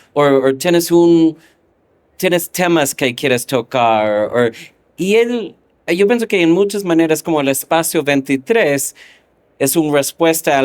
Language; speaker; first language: Spanish; non-native, fluent; English